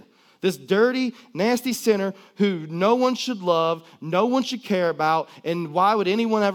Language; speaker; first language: English; native; English